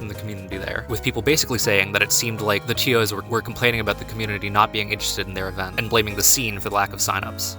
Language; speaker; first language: English; native; English